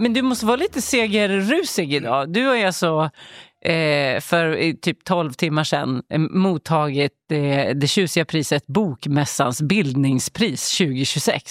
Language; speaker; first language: Swedish; native; Swedish